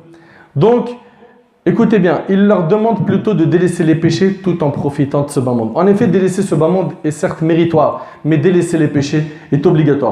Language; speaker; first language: French; native; French